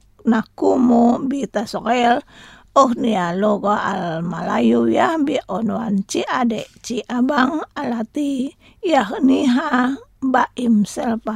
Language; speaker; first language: Arabic; non-native, fluent; Indonesian